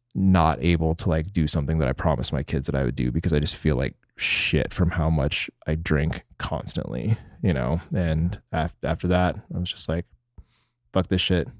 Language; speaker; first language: English; native; English